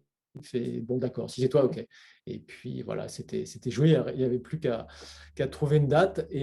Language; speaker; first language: French; native; French